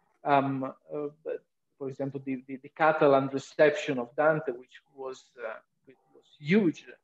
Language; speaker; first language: English; non-native, fluent; Italian